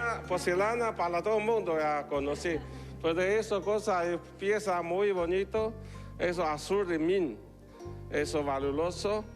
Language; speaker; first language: Spanish; non-native, learner; Chinese